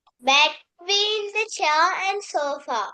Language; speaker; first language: English; non-native, learner; Tamil